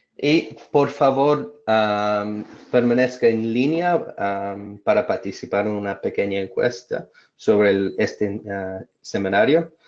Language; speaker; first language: Spanish; non-native, fluent; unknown